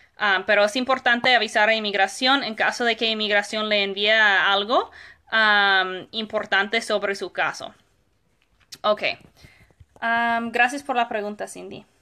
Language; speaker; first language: Spanish; non-native, fluent; English